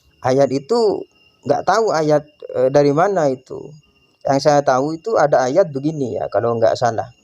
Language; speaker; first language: Indonesian; non-native, local second language; Madurese